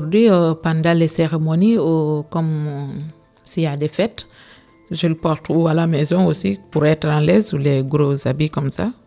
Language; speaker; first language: French; non-native, local second language; Fula